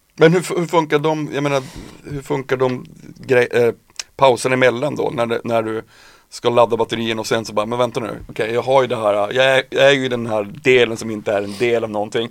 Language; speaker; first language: Swedish; native; Swedish